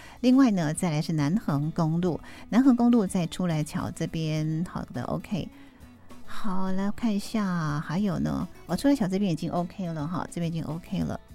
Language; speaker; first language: Chinese; native; Chinese